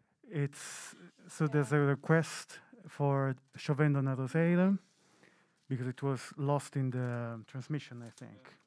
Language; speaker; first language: English; non-native, fluent; Italian